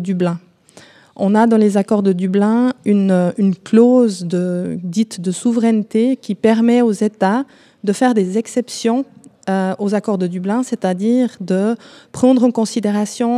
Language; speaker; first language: French; native; French